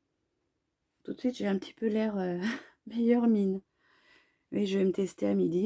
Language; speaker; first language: French; native; French